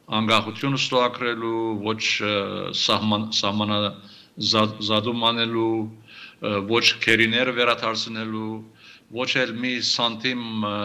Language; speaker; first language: Armenian; early bilingual, heritage; Armenian